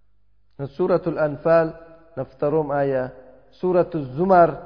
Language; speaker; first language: Russian; non-native, learner; Uzbek